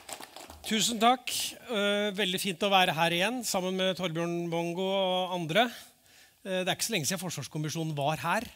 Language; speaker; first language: Norwegian; native; Norwegian